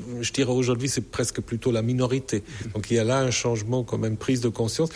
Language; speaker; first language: French; non-native, fluent; German